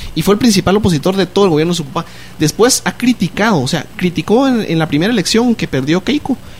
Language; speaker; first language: Spanish; native; Spanish